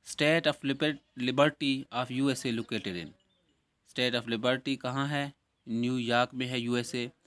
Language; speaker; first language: Urdu; native; Urdu